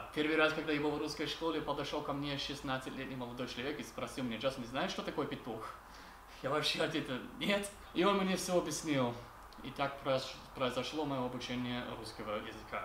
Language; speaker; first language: Russian; non-native, learner; English